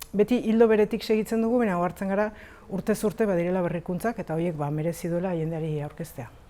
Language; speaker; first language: Basque; native; Basque